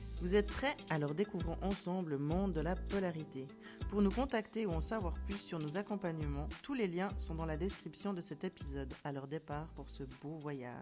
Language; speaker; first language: French; native; French